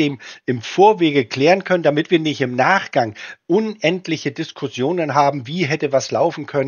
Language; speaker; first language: German; native; German